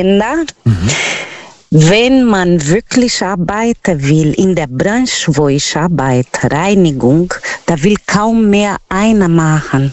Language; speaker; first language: German; non-native, learner; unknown